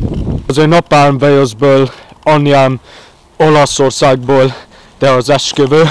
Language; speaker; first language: Hungarian; non-native, learner; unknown